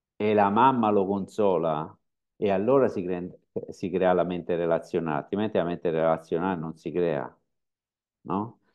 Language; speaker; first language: Italian; native; Italian